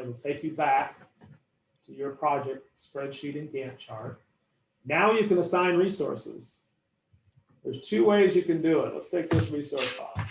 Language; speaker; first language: English; native; English